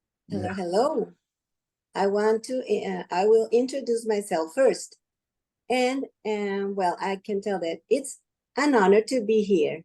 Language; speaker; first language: English; non-native, learner; Spanish